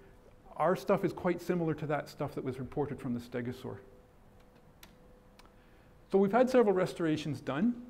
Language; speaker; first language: English; native; English